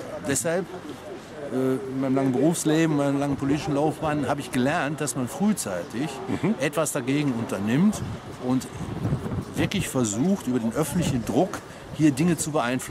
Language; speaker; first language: German; native; German